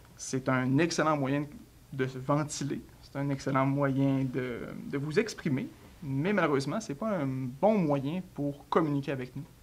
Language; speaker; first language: French; native; French